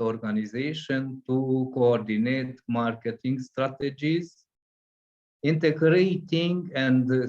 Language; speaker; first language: English; non-native, fluent; Hungarian